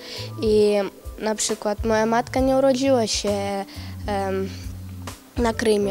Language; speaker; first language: Polish; non-native, learner; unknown